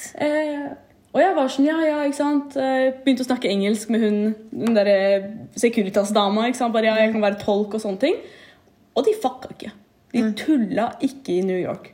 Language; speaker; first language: Norwegian; early bilingual, other home language; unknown